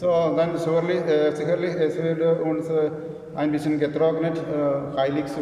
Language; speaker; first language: German; non-native, learner; Malayalam